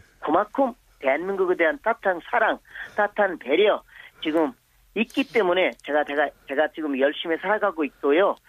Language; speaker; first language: Korean; non-native, fluent; Bangla